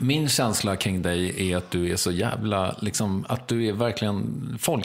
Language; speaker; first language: Swedish; native; Swedish